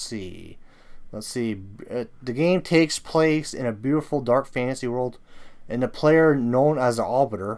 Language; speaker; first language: English; native; English